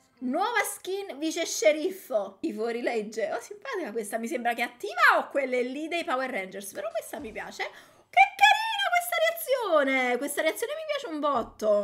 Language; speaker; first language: Italian; native; Italian